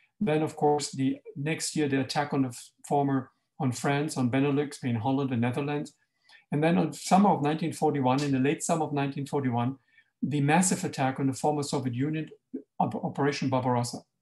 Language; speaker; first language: English; non-native, fluent; German